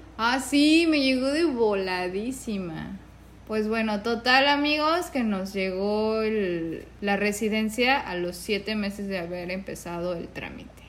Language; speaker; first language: Spanish; native; Spanish